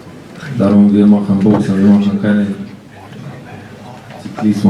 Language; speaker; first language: German; non-native, learner; Romanian